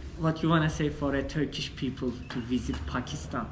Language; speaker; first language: English; non-native, learner; Turkish